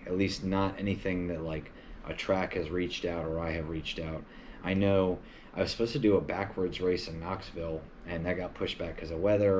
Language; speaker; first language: English; native; English